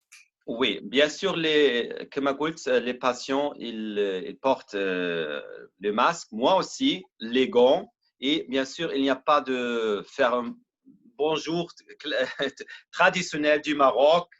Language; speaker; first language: French; non-native, learner; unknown